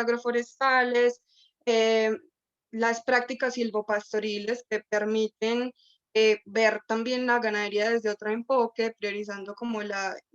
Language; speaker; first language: Spanish; native; Spanish